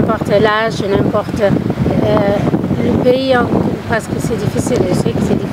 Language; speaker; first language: French; non-native, learner; Kabuverdianu